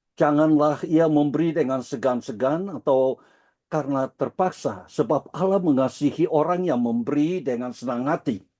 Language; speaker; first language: Indonesian; early bilingual, heritage; Dutch